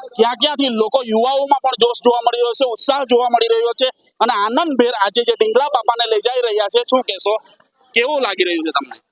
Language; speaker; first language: Gujarati; native; Gujarati